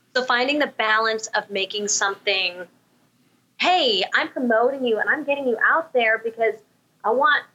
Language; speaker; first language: English; native; English